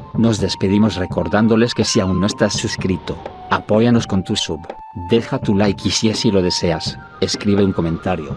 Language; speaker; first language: Spanish; native; Spanish